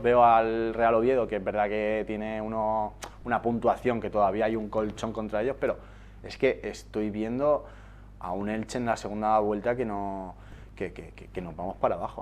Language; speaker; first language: Spanish; native; Spanish